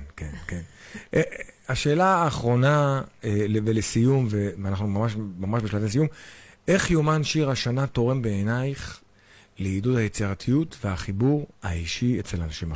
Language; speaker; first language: Hebrew; native; Hebrew